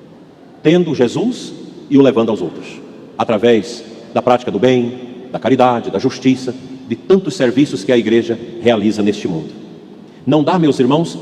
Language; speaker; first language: Portuguese; native; Portuguese